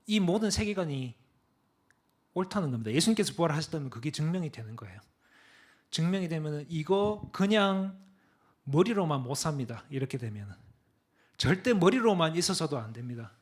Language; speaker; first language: Korean; early bilingual, other home language; English